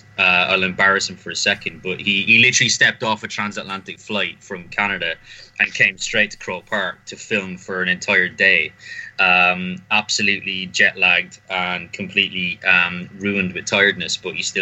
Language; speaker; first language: English; native; English